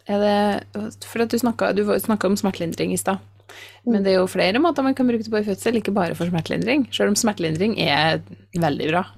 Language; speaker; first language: Norwegian; native; Norwegian